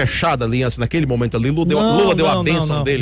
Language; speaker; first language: Portuguese; native; Portuguese